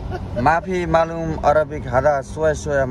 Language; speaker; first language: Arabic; non-native, learner; Nepali